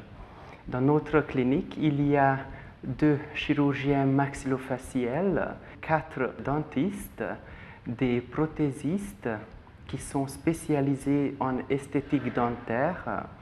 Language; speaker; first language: French; non-native, fluent; Hungarian